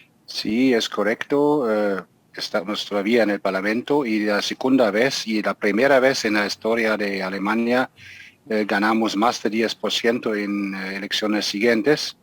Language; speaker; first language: Spanish; non-native, fluent; German